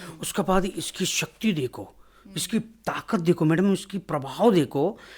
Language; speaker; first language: Hindi; non-native, local second language; Kannada